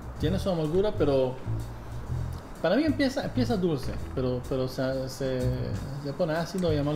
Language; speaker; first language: Spanish; non-native, fluent; English